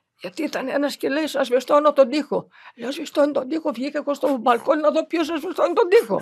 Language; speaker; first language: Greek; early bilingual, heritage; Greek